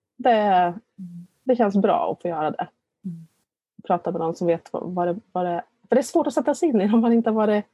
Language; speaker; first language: Swedish; native; Swedish